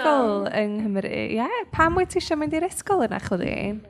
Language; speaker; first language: Welsh; native; Welsh